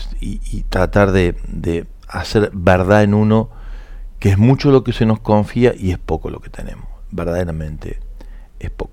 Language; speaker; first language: Spanish; native; Spanish